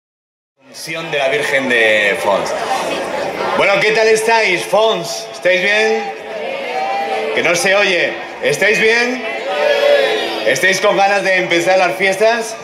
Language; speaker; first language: Spanish; native; Spanish